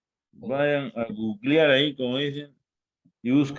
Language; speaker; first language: Spanish; native; Spanish